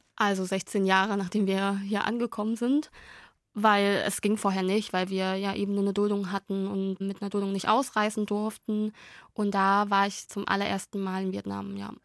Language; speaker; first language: German; early bilingual, other home language; Vietnamese